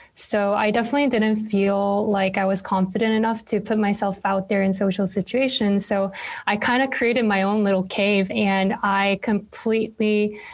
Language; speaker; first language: English; non-native, fluent; Korean